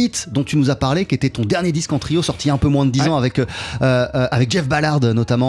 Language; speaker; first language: French; native; French